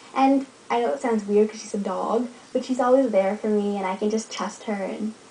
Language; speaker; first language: English; native; English